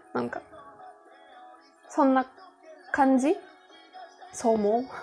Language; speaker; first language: Japanese; non-native, learner; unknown